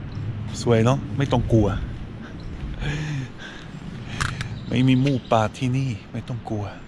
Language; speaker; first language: Thai; non-native, learner; Swiss German